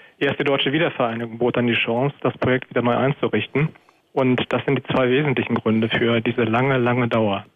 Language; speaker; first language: German; native; German